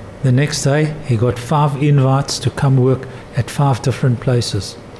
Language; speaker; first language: English; native; English